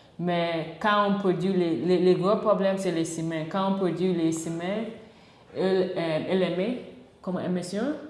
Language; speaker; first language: French; non-native, learner; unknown